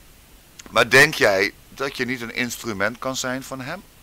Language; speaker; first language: Dutch; native; Dutch